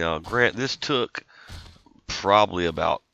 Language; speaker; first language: English; native; English